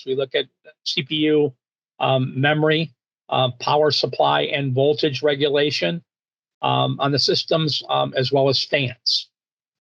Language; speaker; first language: English; native; English